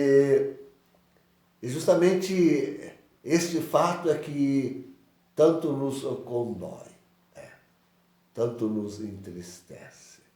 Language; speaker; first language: Portuguese; native; Portuguese